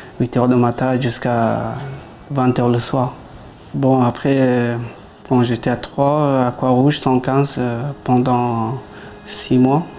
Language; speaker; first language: French; non-native, learner; Persian